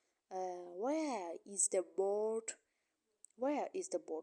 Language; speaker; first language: English; non-native, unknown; Azerbaijani